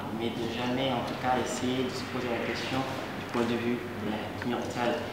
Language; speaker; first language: French; non-native, local second language; Wolof